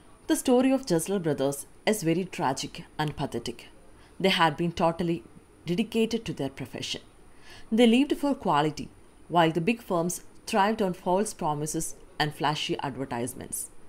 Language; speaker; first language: English; non-native, local second language; Malayalam